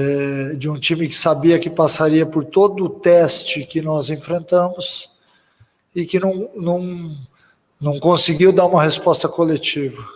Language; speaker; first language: Portuguese; native; Portuguese